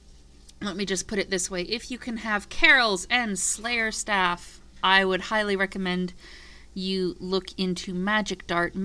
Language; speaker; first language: English; native; English